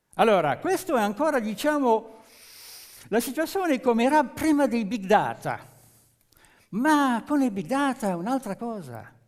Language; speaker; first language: Italian; non-native, fluent; French